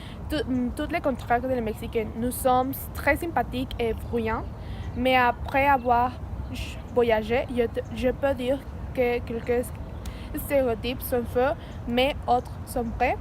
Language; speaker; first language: French; non-native, learner; Spanish